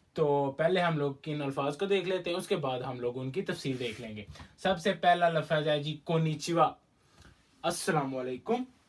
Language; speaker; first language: Urdu; native; Urdu